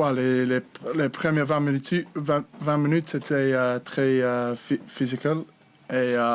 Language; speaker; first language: French; non-native, learner; English